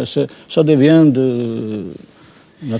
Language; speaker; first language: French; non-native, fluent; Albanian